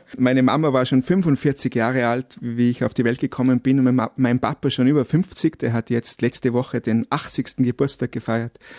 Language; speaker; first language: German; native; German